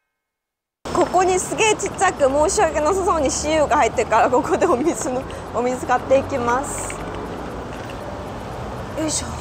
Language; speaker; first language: Japanese; native; Japanese